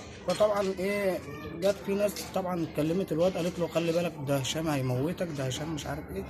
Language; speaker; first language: Arabic; native; Arabic